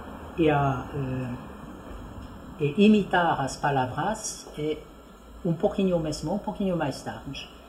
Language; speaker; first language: Portuguese; non-native, fluent; French